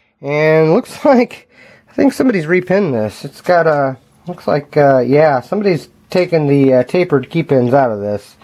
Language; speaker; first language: English; native; English